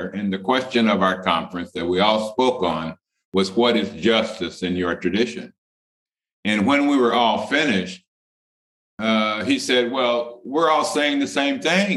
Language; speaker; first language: English; native; English